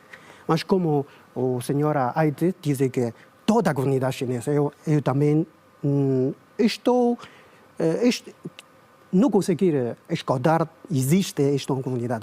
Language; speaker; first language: Portuguese; non-native, learner; Chinese